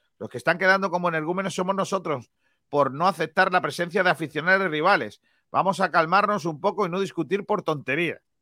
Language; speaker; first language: Spanish; native; Spanish